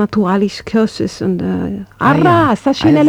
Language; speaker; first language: German; non-native, learner; Hebrew